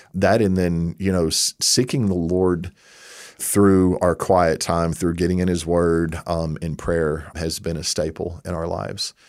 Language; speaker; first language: English; native; English